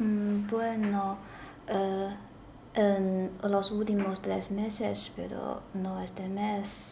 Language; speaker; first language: Spanish; non-native, learner; Chinese